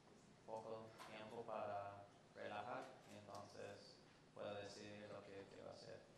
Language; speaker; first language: Spanish; non-native, fluent; English